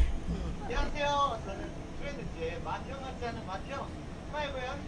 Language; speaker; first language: Korean; native; Korean